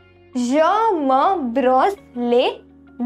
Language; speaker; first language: French; non-native, fluent; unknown